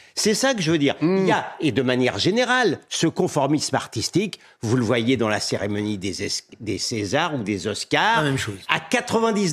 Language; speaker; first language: French; native; French